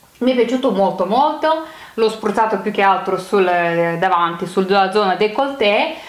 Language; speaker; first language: Italian; non-native, fluent; Romanian